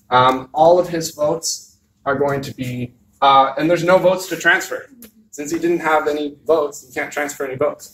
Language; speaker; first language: English; native; English